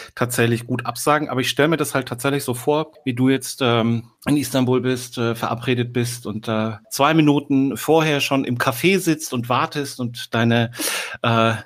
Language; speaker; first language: German; native; German